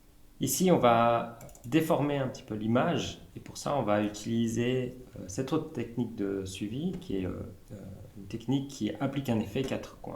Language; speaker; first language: French; native; French